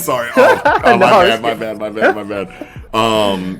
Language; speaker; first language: English; native; English